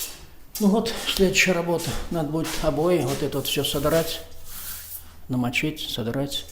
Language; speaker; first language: Russian; native; Russian